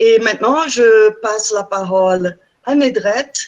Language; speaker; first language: French; non-native, fluent; Portuguese